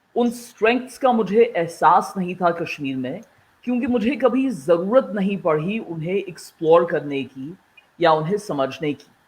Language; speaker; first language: Urdu; non-native, local second language; Kashmiri